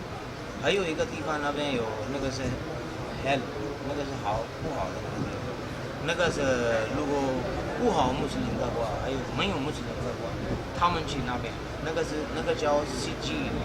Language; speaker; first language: Chinese; non-native, learner; Punjabi